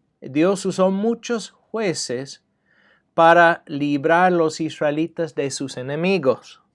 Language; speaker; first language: Spanish; non-native, fluent; English